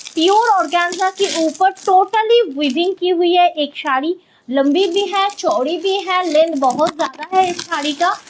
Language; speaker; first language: Hindi; non-native, local second language; Bangla